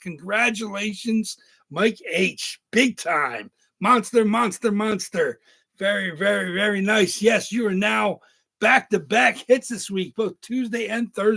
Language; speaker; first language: English; native; English